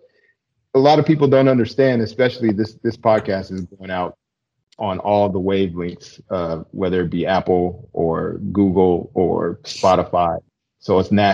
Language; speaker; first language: English; native; English